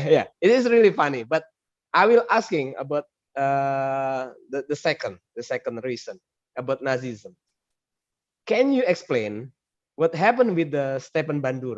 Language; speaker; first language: English; non-native, learner; Indonesian